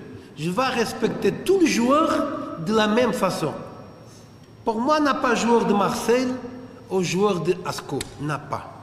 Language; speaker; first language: French; non-native, fluent; Portuguese